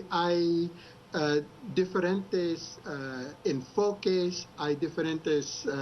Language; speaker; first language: Spanish; non-native, fluent; English